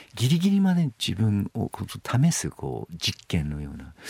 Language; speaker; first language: Japanese; non-native, fluent; English